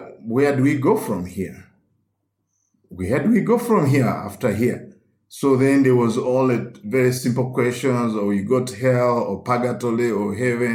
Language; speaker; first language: English; non-native, local second language; Ganda